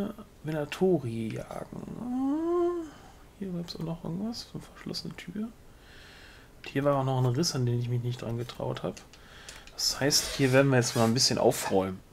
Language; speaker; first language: German; native; German